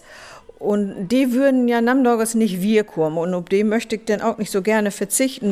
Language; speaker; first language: German; native; German